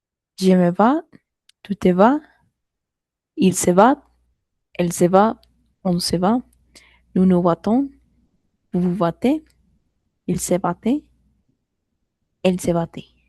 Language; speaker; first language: French; non-native, learner; Spanish